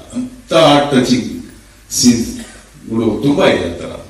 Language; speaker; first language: Kannada; native; Kannada